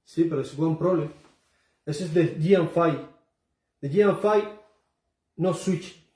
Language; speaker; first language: Spanish; non-native, learner; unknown